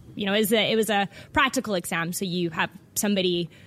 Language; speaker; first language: English; native; English